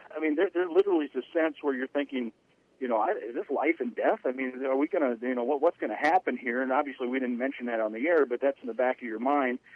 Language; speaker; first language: English; native; English